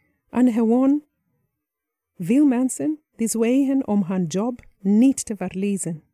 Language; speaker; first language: Dutch; non-native, fluent; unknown